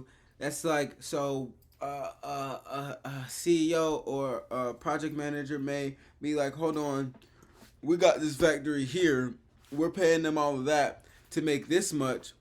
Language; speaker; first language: English; native; English